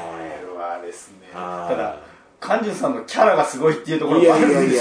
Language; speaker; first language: Japanese; native; Japanese